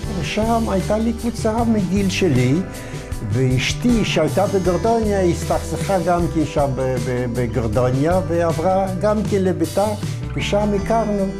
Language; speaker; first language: Hebrew; non-native, fluent; Yiddish